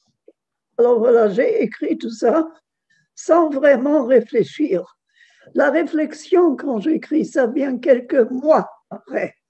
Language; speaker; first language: French; non-native, fluent; German